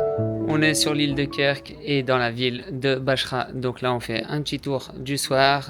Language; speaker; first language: French; native; French